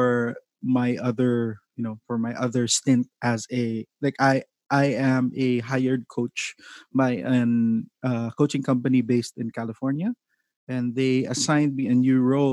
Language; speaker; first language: English; non-native, local second language; Cebuano